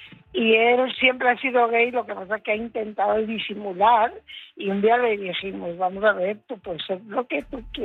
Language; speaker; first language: Spanish; native; Spanish